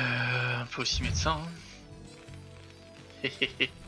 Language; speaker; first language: French; native; French